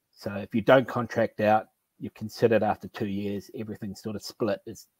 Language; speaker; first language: English; native; English